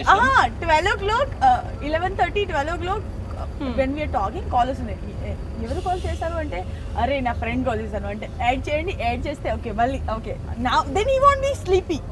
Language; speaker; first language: Telugu; non-native, local second language; Gujarati